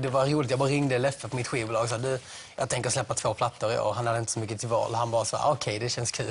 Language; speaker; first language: Swedish; native; Swedish